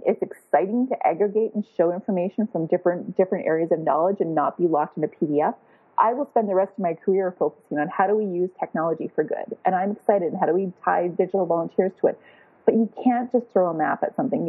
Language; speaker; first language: English; native; English